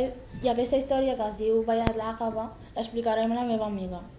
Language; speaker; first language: Catalan; early bilingual, other home language; Arabic